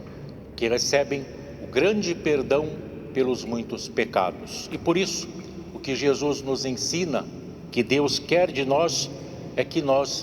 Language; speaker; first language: Portuguese; native; Portuguese